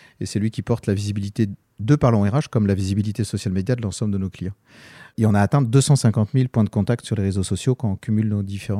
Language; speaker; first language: French; native; French